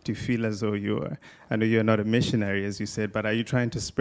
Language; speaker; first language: English; non-native, local second language; Tswana